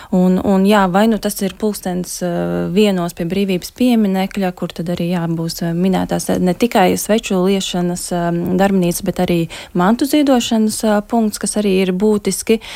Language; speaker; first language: Latvian; native; Latvian